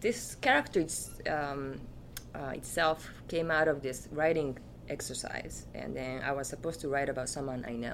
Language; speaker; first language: English; non-native, fluent; Japanese